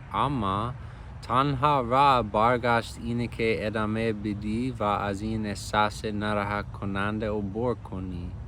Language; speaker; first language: Persian; non-native, fluent; English